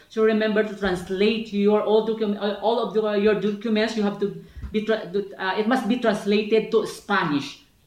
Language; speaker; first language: English; non-native, local second language; Hiligaynon